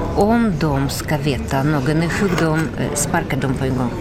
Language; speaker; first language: Swedish; non-native, learner; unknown